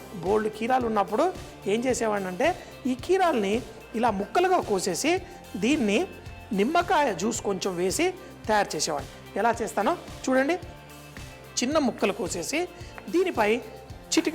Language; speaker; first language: Telugu; native; Telugu